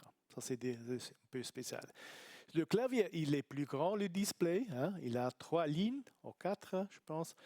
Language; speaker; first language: French; non-native, learner; Italian